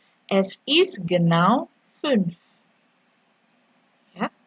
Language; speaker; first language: German; non-native, fluent; Indonesian